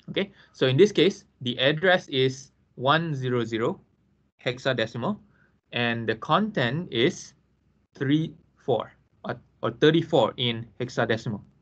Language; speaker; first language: English; non-native, local second language; Malay